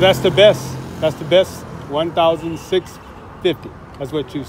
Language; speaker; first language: English; native; English